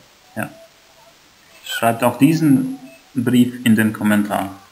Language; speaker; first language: German; non-native, fluent; Albanian